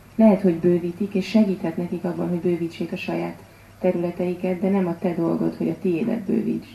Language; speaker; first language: Hungarian; native; Hungarian